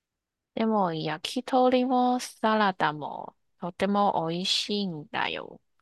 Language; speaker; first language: Japanese; non-native, learner; Chinese